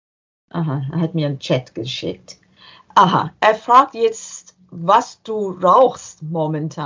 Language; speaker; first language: German; non-native, learner; English